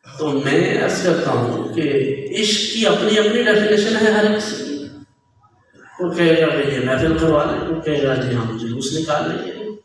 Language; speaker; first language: Urdu; non-native, local second language; Punjabi